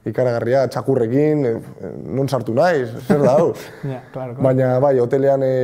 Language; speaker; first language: Basque; non-native, local second language; Spanish